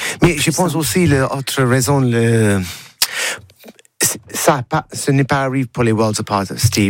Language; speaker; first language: French; non-native, learner; English